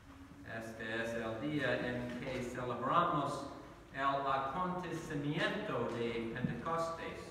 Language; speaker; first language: Spanish; non-native, learner; English